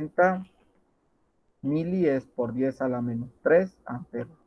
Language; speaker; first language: Spanish; native; Spanish